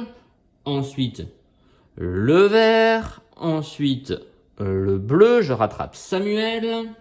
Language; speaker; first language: French; native; French